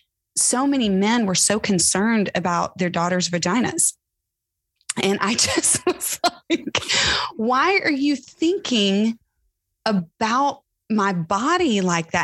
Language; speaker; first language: English; native; English